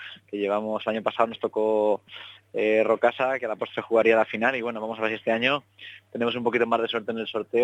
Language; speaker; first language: Spanish; native; Spanish